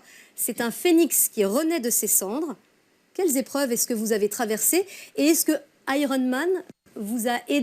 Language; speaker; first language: French; native; French